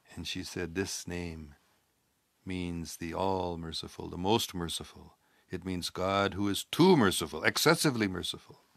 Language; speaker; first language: English; native; English